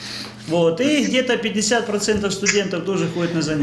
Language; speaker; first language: Russian; native; Russian